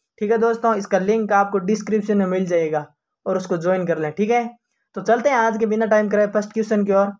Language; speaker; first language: Hindi; native; Hindi